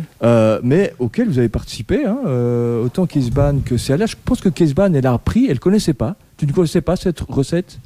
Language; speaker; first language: French; native; French